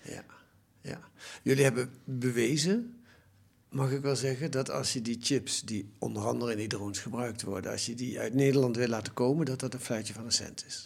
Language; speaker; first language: Dutch; native; Dutch